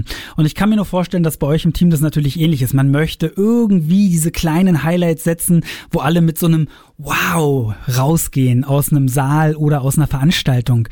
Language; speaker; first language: German; native; German